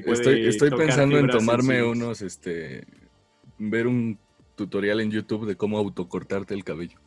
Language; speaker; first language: Spanish; native; Spanish